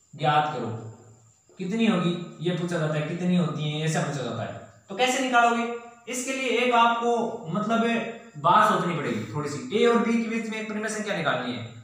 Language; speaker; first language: Hindi; native; Hindi